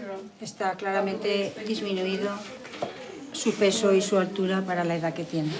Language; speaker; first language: Spanish; native; Spanish